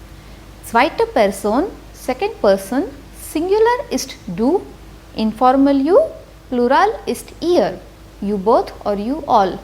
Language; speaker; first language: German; non-native, fluent; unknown